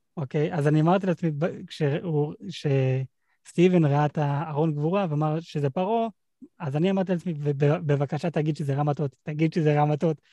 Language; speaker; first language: Hebrew; native; Hebrew